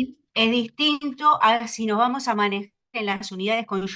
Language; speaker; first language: Spanish; native; Spanish